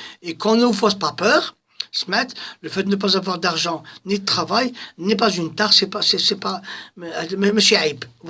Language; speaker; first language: French; non-native, local second language; Arabic